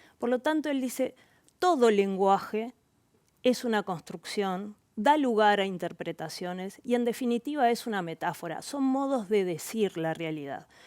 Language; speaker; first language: Spanish; native; Spanish